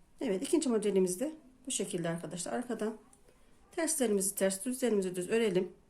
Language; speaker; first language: Turkish; native; Turkish